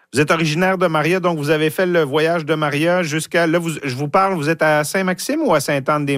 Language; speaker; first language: French; native; French